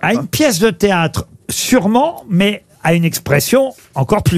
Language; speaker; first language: French; native; French